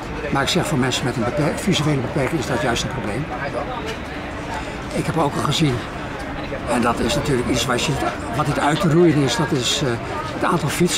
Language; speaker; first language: Dutch; native; Dutch